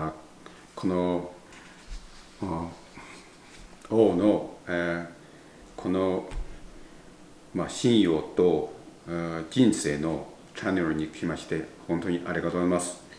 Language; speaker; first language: Japanese; non-native, learner; Chinese